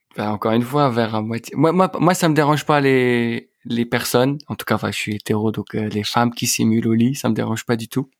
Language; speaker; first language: French; non-native, local second language; Arabic